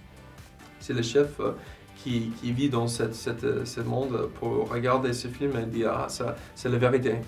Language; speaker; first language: French; non-native, fluent; English